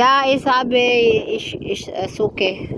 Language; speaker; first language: German; non-native, learner; Cebuano